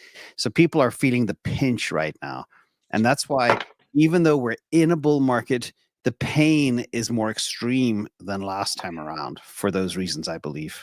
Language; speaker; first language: English; native; English